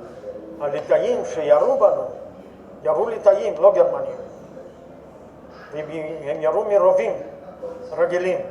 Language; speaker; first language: Hebrew; non-native, fluent; Yiddish